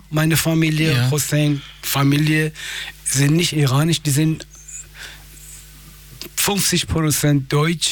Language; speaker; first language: German; non-native, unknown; Persian